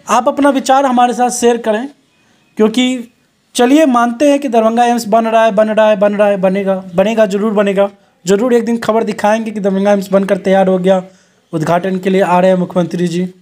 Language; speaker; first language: Hindi; native; Hindi